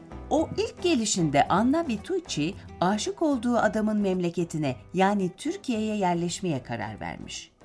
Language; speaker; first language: Turkish; native; Turkish